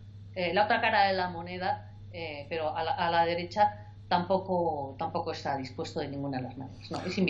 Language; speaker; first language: Spanish; native; Spanish